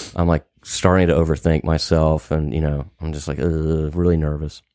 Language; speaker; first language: English; native; English